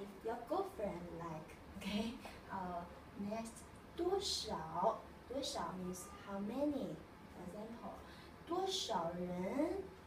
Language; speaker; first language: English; non-native, learner; Chinese